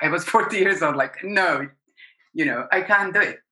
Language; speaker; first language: English; non-native, fluent; Serbian